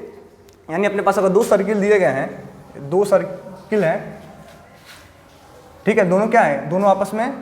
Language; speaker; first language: Hindi; native; Hindi